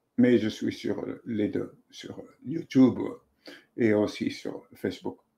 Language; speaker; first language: French; non-native, local second language; Arabic